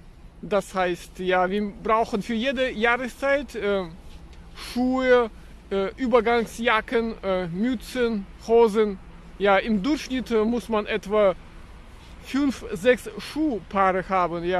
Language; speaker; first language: German; non-native, fluent; Russian